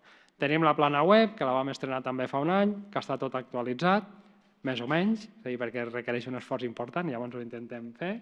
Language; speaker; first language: Catalan; native; Catalan